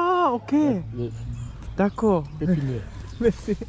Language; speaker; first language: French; non-native, learner; Japanese